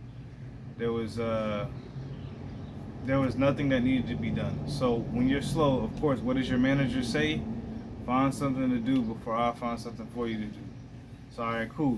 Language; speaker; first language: English; native; English